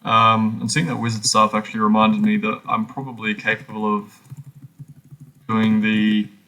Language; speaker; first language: English; native; English